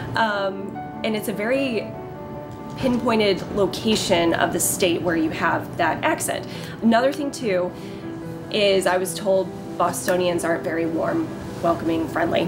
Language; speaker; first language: English; native; English